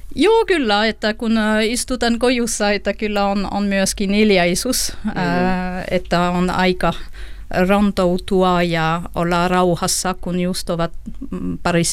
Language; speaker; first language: Finnish; non-native, learner; French